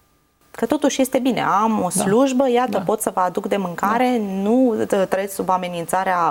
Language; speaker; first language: Romanian; native; Romanian